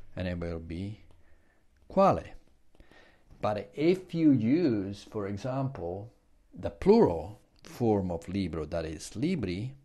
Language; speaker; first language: English; non-native, fluent; Italian